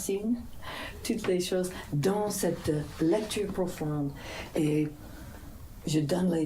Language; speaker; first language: French; non-native, fluent; English